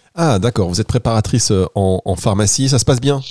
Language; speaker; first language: French; native; French